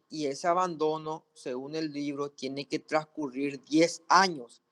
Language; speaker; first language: Spanish; native; Spanish